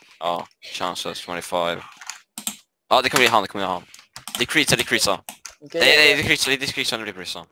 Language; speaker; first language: Swedish; native; Swedish